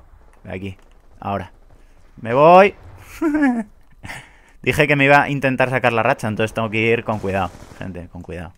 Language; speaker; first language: Spanish; native; Spanish